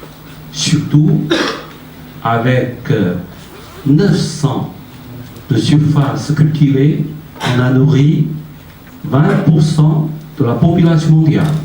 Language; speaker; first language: French; non-native, fluent; Chinese